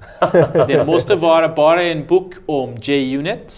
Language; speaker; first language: Swedish; non-native, learner; English